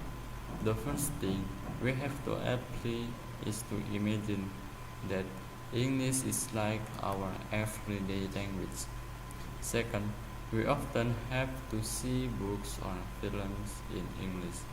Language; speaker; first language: English; non-native, learner; Indonesian